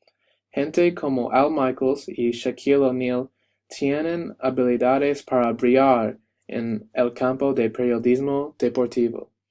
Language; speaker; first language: Spanish; non-native, learner; English